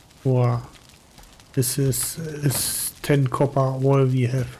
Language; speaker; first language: English; non-native, learner; German